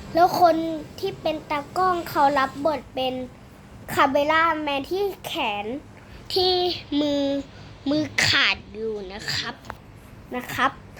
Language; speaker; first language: Thai; native; Thai